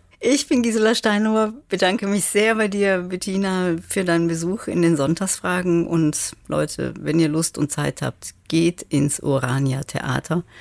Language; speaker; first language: German; native; German